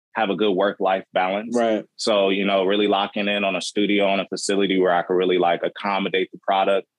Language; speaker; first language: English; native; English